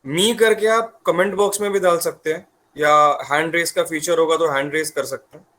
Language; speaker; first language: Hindi; non-native, local second language; Marathi